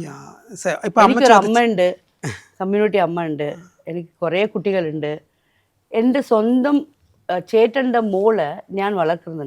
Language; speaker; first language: Malayalam; non-native, local second language; Tamil